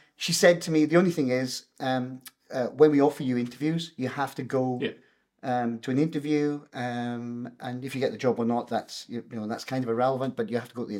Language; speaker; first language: English; native; English